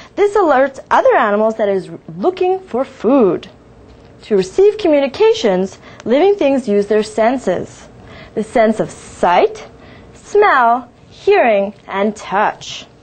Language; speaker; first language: English; native; English